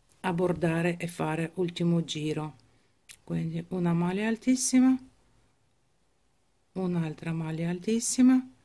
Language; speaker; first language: Italian; non-native, fluent; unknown